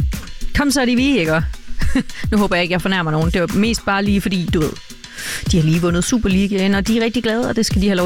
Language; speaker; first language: Danish; native; Danish